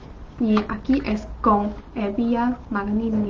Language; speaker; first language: Spanish; non-native, learner; Chinese